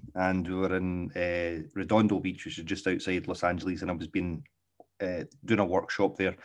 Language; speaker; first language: English; native; English